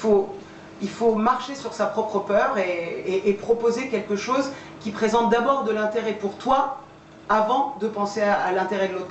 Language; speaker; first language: French; early bilingual, other home language; Persian